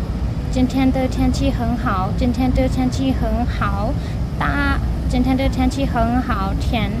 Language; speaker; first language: Chinese; non-native, learner; Burmese